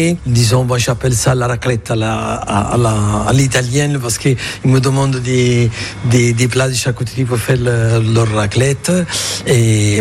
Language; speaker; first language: French; non-native, fluent; Italian